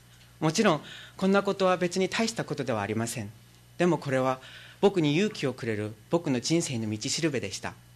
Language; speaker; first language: Japanese; non-native, learner; Korean